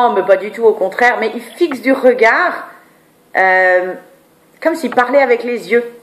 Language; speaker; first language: French; native; French